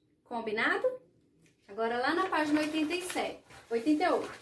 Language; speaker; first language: Portuguese; native; Portuguese